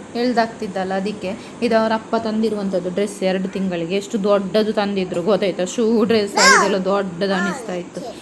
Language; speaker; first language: Kannada; non-native, local second language; Tulu